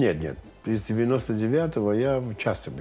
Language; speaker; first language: Russian; non-native, local second language; Armenian